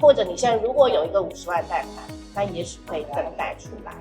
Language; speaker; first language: Chinese; native; Chinese